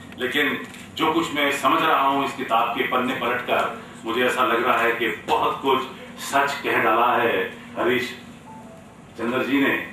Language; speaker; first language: Hindi; native; Hindi